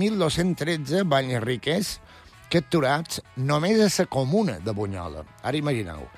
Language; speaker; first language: Catalan; native; Catalan